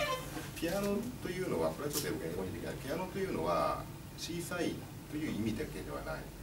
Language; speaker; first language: Japanese; non-native, fluent; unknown